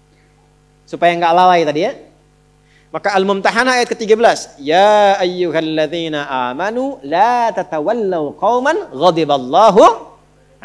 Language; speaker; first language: Indonesian; native; Indonesian